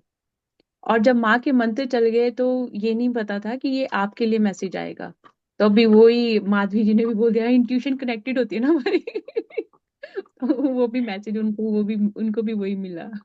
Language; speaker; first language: Hindi; native; Hindi